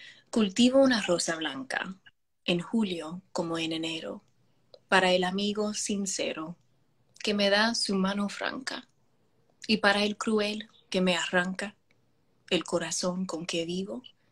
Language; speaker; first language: Spanish; early bilingual, heritage; Spanish